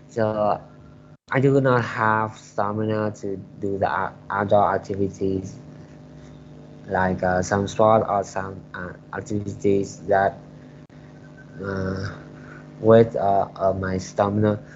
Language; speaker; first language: English; non-native, learner; Vietnamese